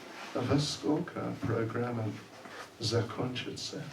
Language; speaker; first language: Russian; non-native, learner; English